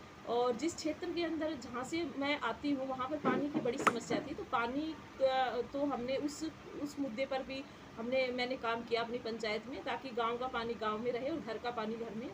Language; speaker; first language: Hindi; native; Hindi